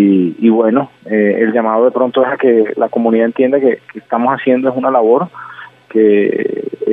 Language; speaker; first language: Spanish; native; Spanish